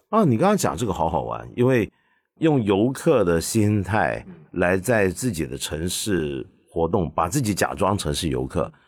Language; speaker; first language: Chinese; non-native, local second language; Cantonese